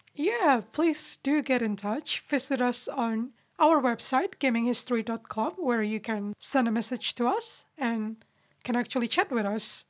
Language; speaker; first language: English; non-native, fluent; Indonesian